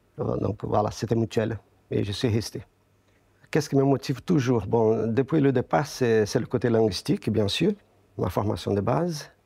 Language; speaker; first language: French; non-native, fluent; Portuguese